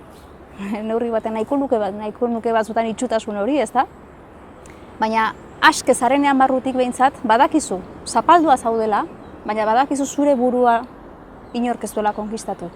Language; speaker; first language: Basque; native; Basque